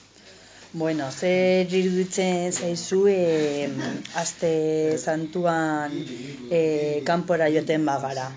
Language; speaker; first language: Basque; non-native, learner; Spanish